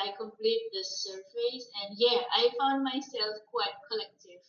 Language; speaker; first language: English; non-native, fluent; Malay